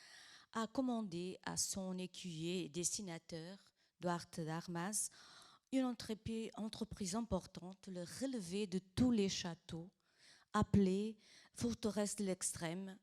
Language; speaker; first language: French; non-native, fluent; Portuguese